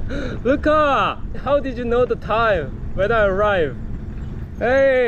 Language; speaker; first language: English; non-native, learner; Korean